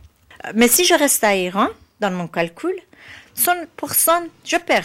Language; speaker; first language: French; non-native, learner; Persian